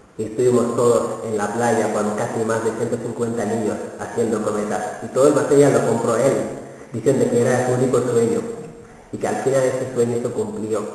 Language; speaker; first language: Spanish; non-native, fluent; Wolof